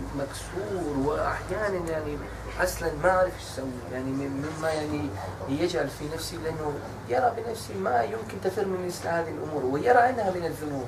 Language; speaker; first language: Arabic; non-native, fluent; Bosnian